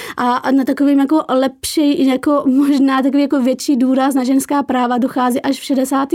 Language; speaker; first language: Czech; early bilingual, other home language; Persian